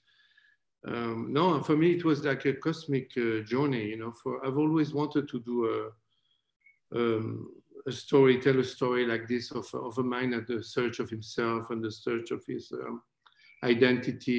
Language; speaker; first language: English; non-native, fluent; French